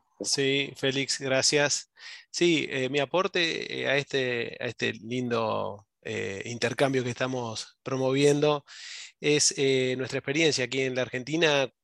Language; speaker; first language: Spanish; native; Spanish